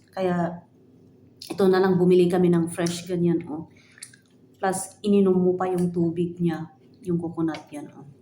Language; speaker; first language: Filipino; native; Filipino